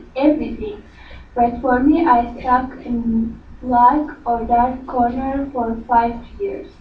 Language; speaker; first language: English; non-native, learner; Arabic